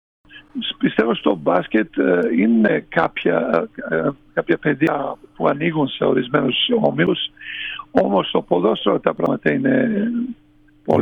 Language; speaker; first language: Greek; non-native, fluent; Serbian